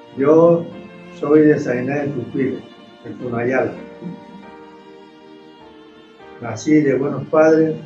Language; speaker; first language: Spanish; non-native, local second language; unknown